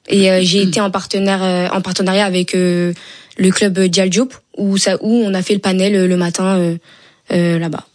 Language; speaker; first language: French; early bilingual, other home language; Wolof